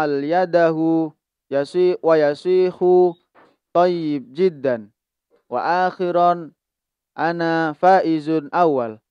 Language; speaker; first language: Arabic; non-native, learner; Indonesian